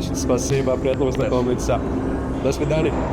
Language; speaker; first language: Russian; non-native, learner; Arabic